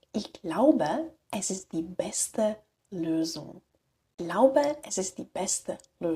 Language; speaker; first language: German; non-native, fluent; Slovak